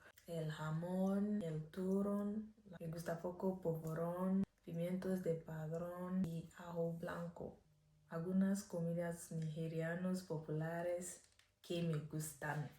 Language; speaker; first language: Spanish; non-native, learner; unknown